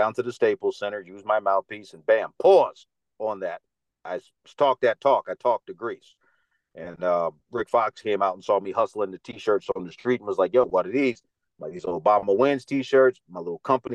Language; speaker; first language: English; early bilingual, other home language; Spanish